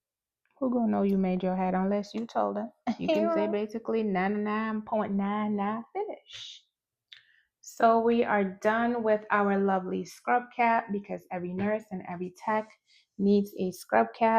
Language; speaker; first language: English; native; English